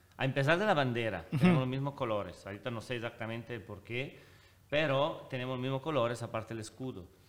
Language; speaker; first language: Spanish; non-native, fluent; Italian